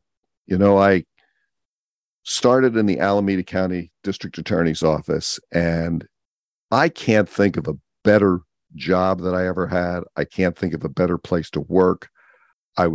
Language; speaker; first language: English; native; English